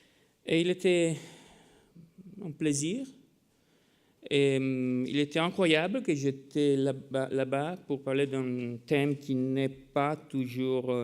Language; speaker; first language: French; non-native, fluent; Italian